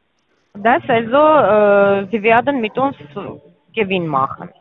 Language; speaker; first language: German; non-native, learner; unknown